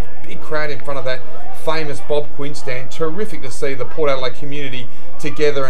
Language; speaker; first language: English; native; English